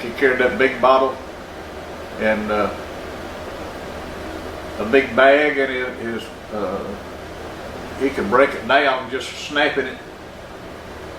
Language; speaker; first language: English; native; English